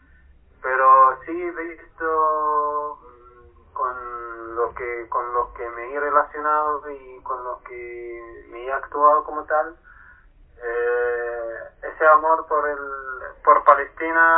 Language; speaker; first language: Spanish; non-native, fluent; Arabic